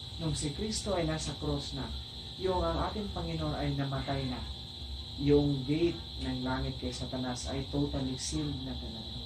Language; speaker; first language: Filipino; non-native, local second language; Cebuano